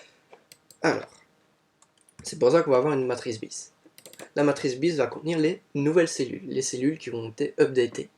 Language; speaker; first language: French; native; French